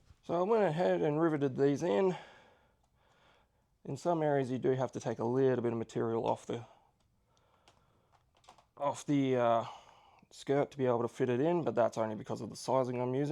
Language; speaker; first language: English; native; English